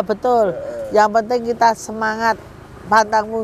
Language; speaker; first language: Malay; non-native, local second language; Javanese